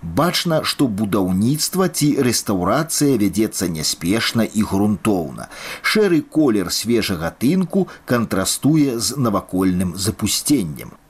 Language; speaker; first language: Belarusian; native; Belarusian